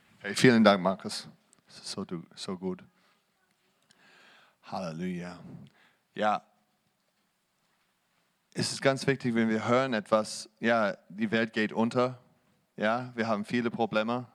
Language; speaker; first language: German; non-native, fluent; English